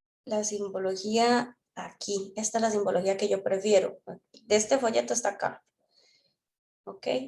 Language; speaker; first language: Spanish; native; Spanish